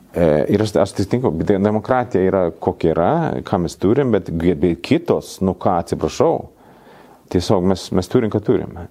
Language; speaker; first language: Lithuanian; non-native, fluent; Swedish